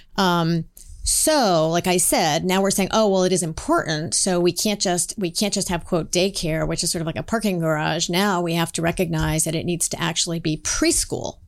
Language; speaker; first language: English; native; English